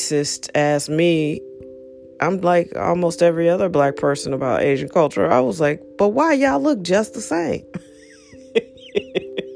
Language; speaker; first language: English; native; English